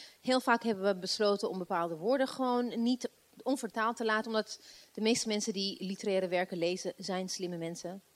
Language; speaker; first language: Dutch; non-native, fluent; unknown